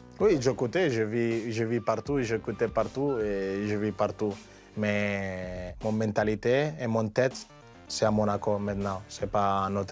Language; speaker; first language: French; non-native, fluent; Spanish